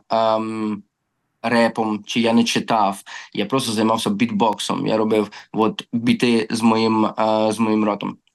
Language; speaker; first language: Ukrainian; early bilingual, heritage; Ukrainian